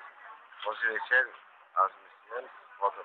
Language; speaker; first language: Bulgarian; non-native, learner; Turkish